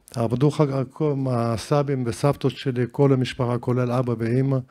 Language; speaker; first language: Hebrew; non-native, fluent; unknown